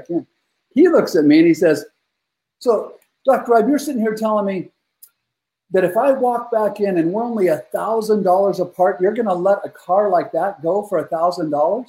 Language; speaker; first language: English; native; English